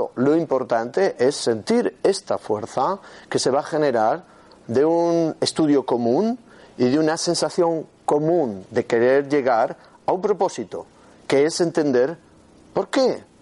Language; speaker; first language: Spanish; native; Spanish